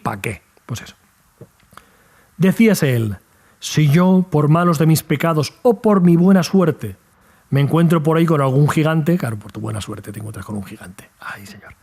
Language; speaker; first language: Spanish; native; Spanish